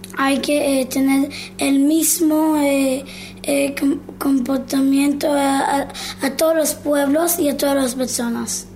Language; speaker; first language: Spanish; early bilingual, heritage; Hebrew